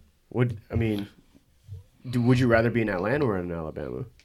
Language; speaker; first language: English; early bilingual, other home language; Korean